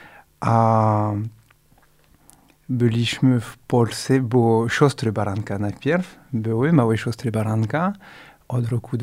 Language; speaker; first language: Polish; non-native, fluent; French